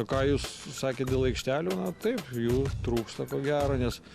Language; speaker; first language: Lithuanian; native; Lithuanian